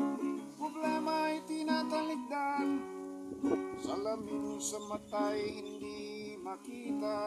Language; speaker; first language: Filipino; native; Filipino